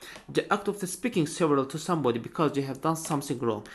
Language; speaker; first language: English; non-native, fluent; Azerbaijani